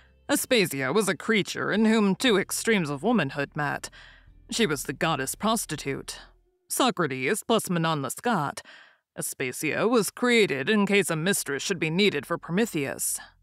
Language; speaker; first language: English; native; English